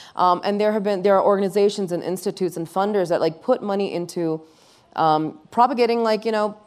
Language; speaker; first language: English; early bilingual, other home language; Urdu